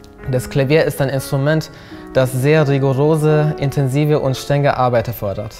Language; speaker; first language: German; non-native, fluent; Turkish